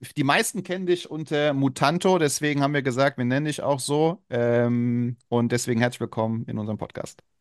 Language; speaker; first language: German; early bilingual, other home language; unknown